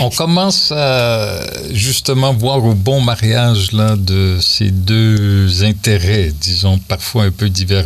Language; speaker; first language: French; native; French